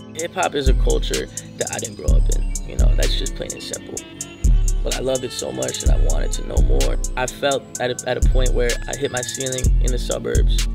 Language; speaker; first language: English; native; English